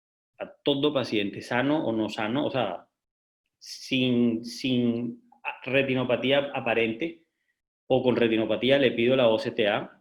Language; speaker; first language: Spanish; native; Spanish